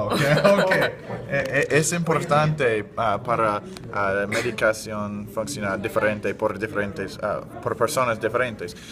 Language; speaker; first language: Spanish; non-native, learner; English